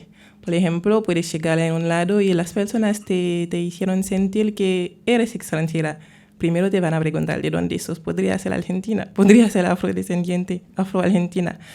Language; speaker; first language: Spanish; non-native, fluent; Haitian Creole